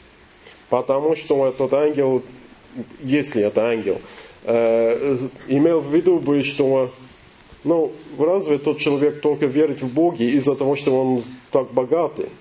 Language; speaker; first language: Russian; non-native, learner; English